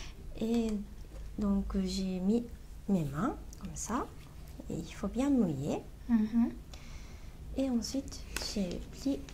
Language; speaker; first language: French; non-native, learner; Japanese